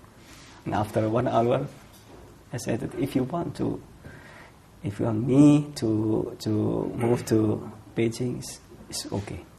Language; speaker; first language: English; non-native, fluent; Indonesian